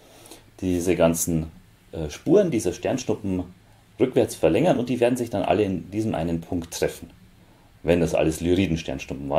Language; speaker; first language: German; native; German